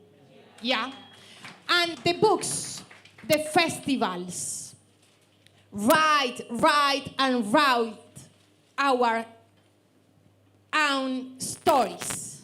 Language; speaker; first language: English; non-native, learner; Spanish